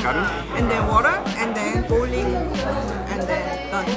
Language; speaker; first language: English; non-native, learner; Korean